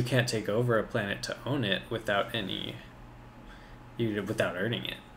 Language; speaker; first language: English; native; English